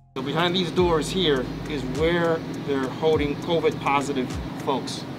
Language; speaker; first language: English; native; English